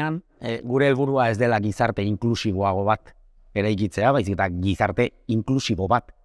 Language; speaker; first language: Basque; native; Basque